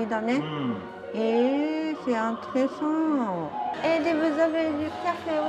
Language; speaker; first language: French; non-native, learner; Japanese